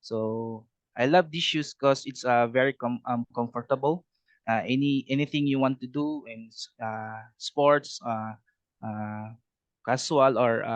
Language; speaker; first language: English; non-native, learner; Cebuano